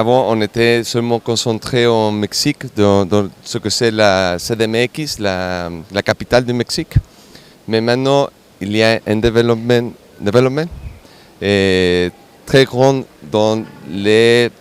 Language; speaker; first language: French; non-native, learner; Spanish